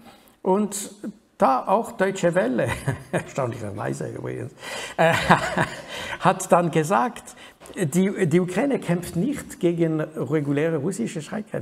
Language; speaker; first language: German; non-native, fluent; French